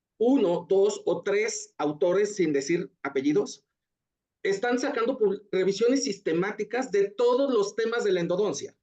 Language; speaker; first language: Spanish; native; Spanish